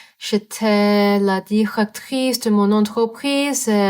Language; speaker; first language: French; non-native, learner; Cantonese